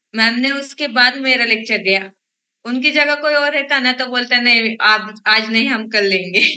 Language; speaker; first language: Hindi; non-native, local second language; Marathi